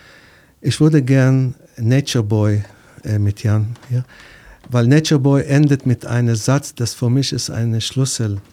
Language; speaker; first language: German; non-native, fluent; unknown